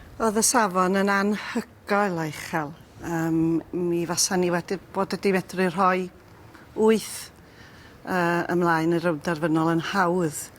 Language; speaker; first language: Welsh; native; Welsh